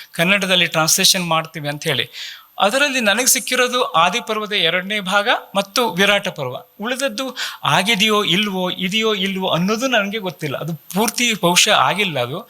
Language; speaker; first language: Kannada; native; Kannada